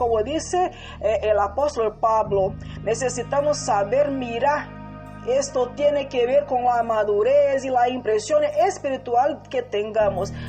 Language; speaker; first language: Spanish; non-native, fluent; Portuguese